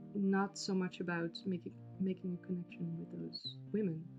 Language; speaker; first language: English; non-native, fluent; Dutch